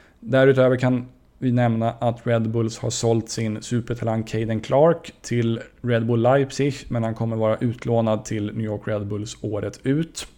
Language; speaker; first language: Swedish; native; Swedish